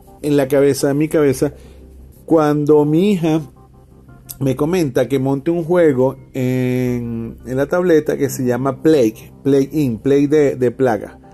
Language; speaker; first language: Spanish; native; Spanish